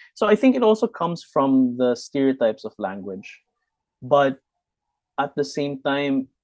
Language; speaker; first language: English; non-native, local second language; Hiligaynon